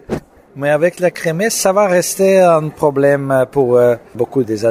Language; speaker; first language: French; non-native, fluent; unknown